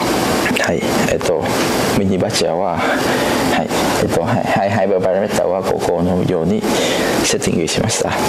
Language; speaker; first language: Japanese; non-native, learner; Cantonese